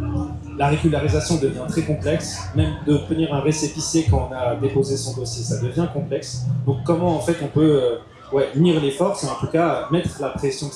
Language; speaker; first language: French; native; French